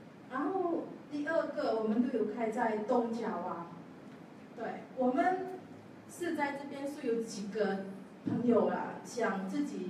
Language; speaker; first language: Chinese; non-native, learner; Javanese